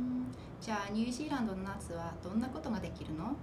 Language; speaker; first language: Japanese; non-native, fluent; English